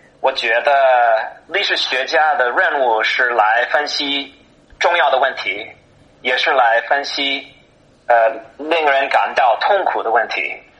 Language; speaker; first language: Chinese; non-native, fluent; English